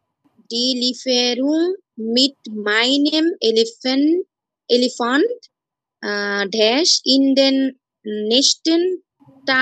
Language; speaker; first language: German; non-native, learner; Bangla